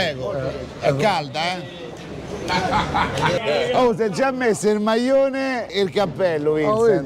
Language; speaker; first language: Italian; native; Italian